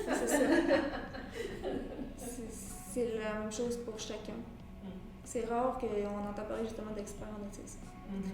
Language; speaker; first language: French; native; French